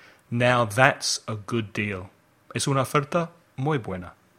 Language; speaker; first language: Spanish; non-native, fluent; English